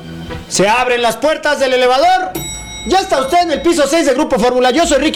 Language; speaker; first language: Spanish; native; Spanish